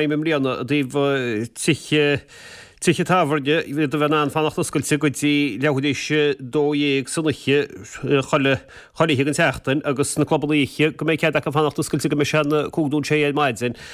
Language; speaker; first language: Irish; native; Irish